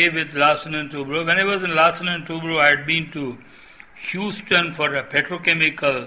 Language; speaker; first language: English; non-native, local second language; Tamil